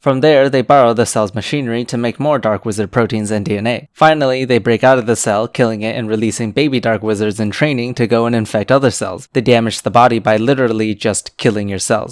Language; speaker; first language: English; native; English